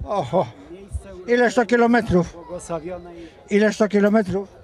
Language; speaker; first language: Polish; native; Polish